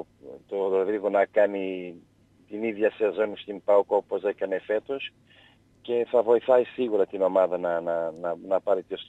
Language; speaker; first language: Greek; non-native, learner; Portuguese